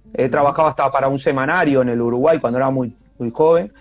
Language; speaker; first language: Spanish; native; Spanish